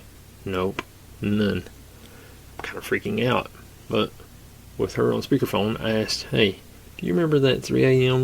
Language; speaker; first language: English; native; English